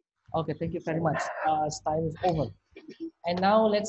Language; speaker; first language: English; non-native, fluent; Indonesian